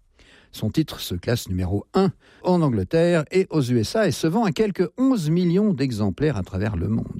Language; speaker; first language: French; native; French